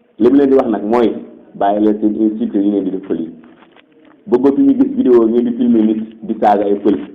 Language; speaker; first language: Wolof; non-native, local second language; Fula